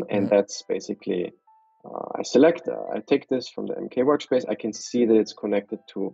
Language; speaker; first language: English; non-native, fluent; German